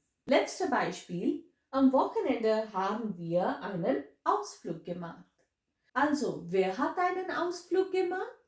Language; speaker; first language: German; non-native, fluent; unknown